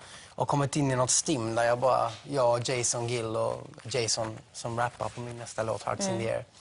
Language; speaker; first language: Swedish; native; Swedish